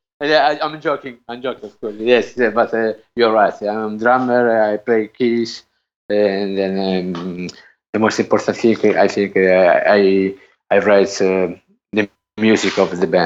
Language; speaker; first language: English; non-native, learner; Italian